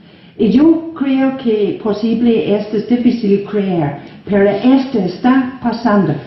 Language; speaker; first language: Spanish; non-native, fluent; English